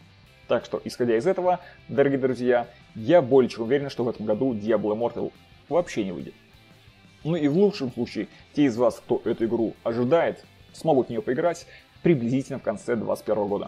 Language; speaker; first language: Russian; native; Russian